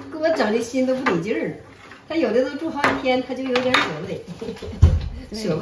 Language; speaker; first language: Chinese; native; Chinese